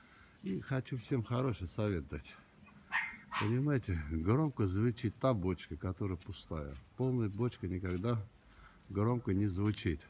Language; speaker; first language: Russian; native; Russian